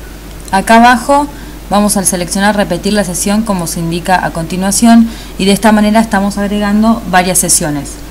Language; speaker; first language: Spanish; native; Spanish